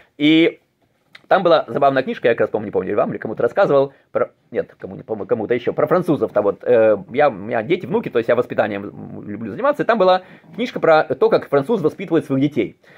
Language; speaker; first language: Russian; native; Russian